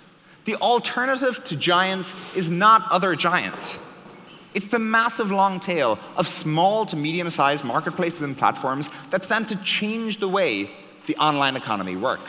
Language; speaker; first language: English; native; English